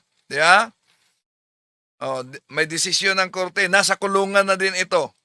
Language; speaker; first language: Filipino; native; Filipino